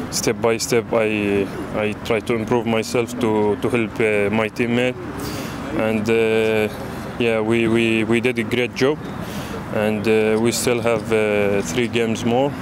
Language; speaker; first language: English; non-native, learner; Arabic